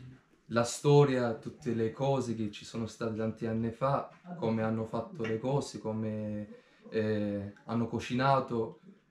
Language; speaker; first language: Italian; non-native, fluent; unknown